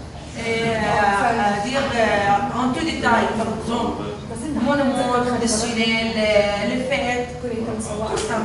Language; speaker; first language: French; non-native, learner; Arabic